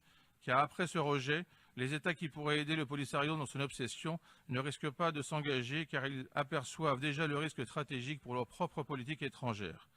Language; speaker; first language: French; non-native, fluent; Greek